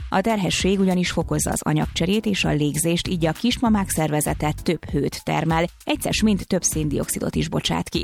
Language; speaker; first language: Hungarian; native; Hungarian